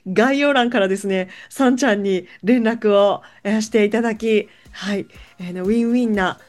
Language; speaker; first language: Japanese; native; Japanese